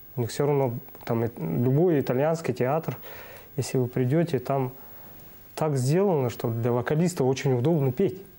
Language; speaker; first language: Russian; non-native, local second language; Buriat